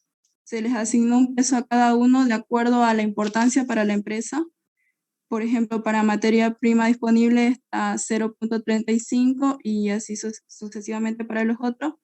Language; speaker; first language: Spanish; native; Spanish